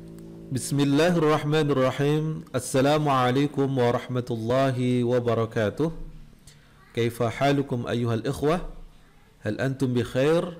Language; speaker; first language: Arabic; non-native, fluent; Indonesian